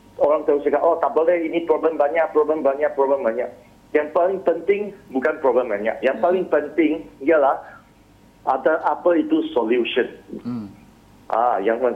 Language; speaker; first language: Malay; non-native, local second language; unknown